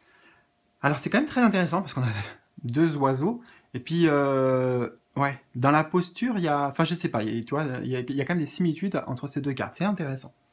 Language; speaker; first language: French; native; French